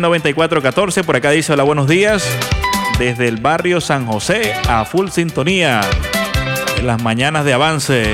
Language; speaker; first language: Spanish; native; Spanish